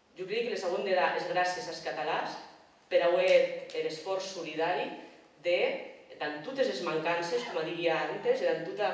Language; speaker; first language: Catalan; non-native, local second language; Occitan